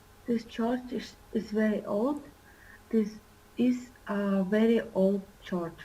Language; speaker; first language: English; non-native, learner; Russian